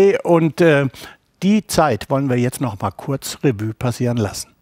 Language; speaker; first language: German; native; German